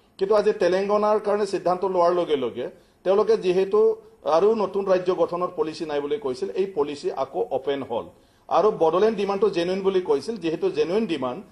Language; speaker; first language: Assamese; non-native, local second language; Bodo